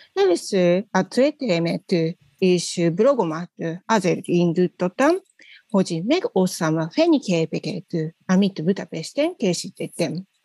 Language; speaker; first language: Hungarian; non-native, learner; Japanese